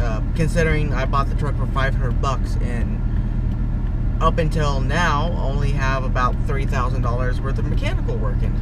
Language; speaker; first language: English; native; English